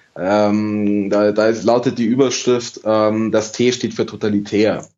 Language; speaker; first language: German; early bilingual, other home language; Italian